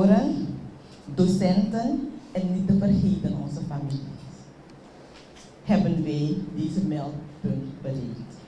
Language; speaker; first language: Dutch; non-native, local second language; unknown